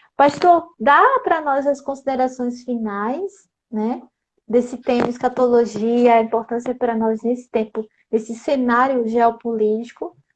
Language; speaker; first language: Portuguese; native; Portuguese